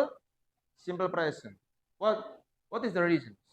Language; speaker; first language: English; non-native, learner; Javanese